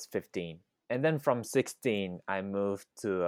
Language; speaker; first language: English; non-native, fluent; Thai